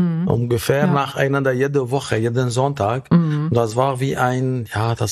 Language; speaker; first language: German; non-native, fluent; Arabic